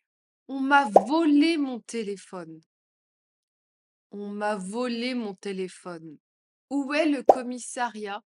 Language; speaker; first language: French; native; French